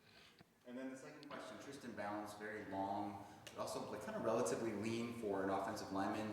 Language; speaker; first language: English; native; English